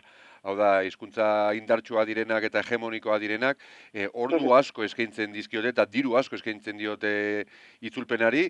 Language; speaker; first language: Basque; native; Basque